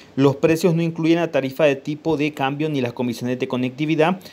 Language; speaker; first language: Spanish; native; Spanish